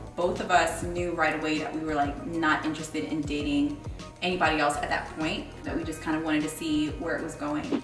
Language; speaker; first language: English; early bilingual, other home language; Spanish